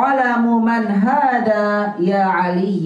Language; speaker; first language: Arabic; non-native, fluent; Indonesian